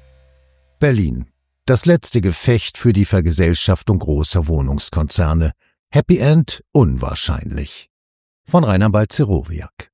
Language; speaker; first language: German; native; German